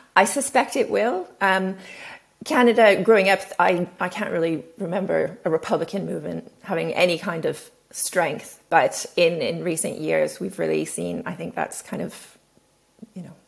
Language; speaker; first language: English; native; English